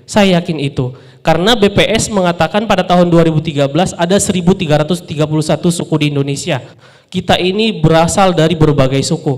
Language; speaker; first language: Indonesian; non-native, local second language; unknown